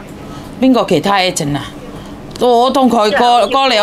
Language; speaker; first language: Cantonese; non-native, fluent; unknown